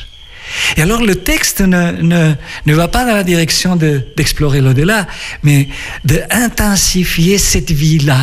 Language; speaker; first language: French; non-native, fluent; Spanish